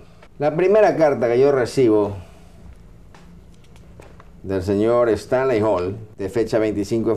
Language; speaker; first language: Spanish; native; Spanish